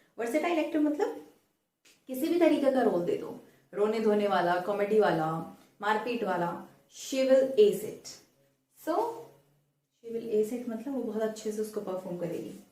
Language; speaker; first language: Hindi; native; Hindi